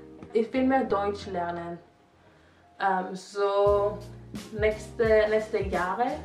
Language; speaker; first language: German; non-native, learner; French